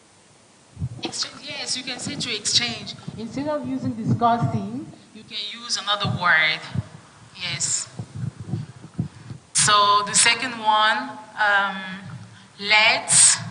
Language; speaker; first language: English; non-native, fluent; French